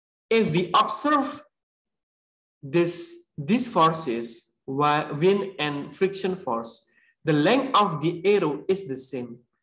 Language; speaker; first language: English; non-native, learner; Indonesian